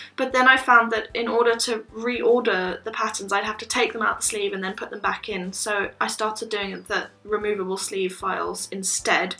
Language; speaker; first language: English; native; English